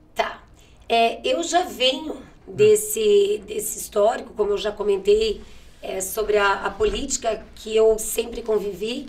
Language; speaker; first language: Portuguese; native; Portuguese